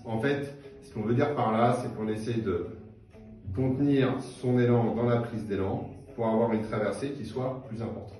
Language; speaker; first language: French; native; French